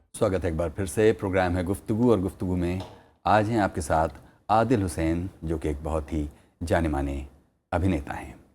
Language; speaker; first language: Hindi; native; Hindi